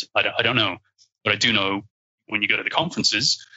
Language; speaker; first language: English; native; English